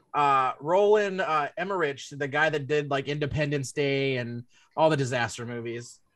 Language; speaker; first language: English; native; English